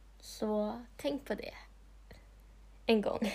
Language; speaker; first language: Swedish; non-native, local second language; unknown